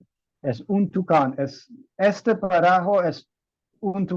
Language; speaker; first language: Spanish; non-native, learner; English